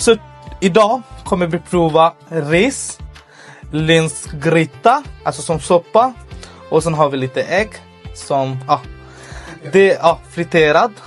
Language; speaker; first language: Swedish; non-native, fluent; Bangla